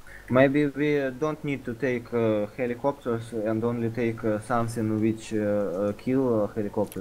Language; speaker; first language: English; non-native, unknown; Russian